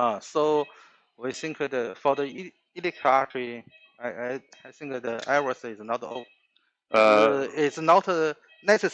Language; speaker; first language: English; non-native, learner; Chinese